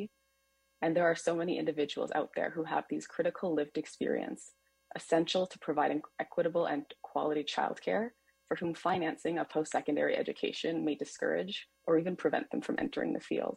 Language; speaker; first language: English; native; English